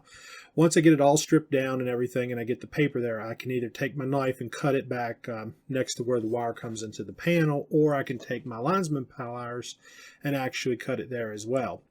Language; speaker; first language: English; native; English